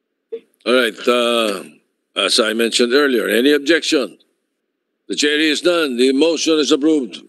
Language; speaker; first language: English; non-native, local second language; Filipino